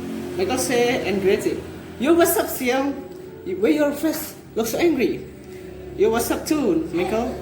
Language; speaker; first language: English; non-native, learner; Indonesian